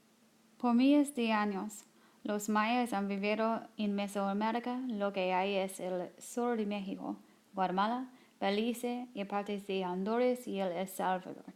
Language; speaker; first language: Spanish; non-native, learner; English